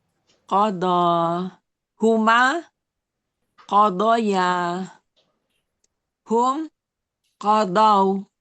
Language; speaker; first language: Arabic; non-native, learner; Indonesian